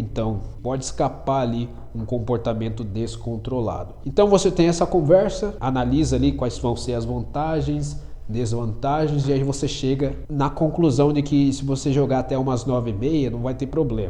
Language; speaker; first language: Portuguese; native; Portuguese